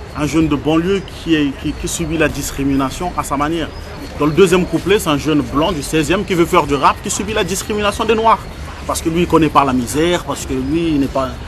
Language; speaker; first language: French; early bilingual, other home language; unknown